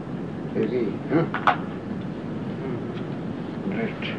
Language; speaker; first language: Russian; non-native, learner; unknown